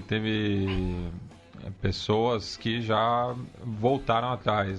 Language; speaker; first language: Portuguese; native; Portuguese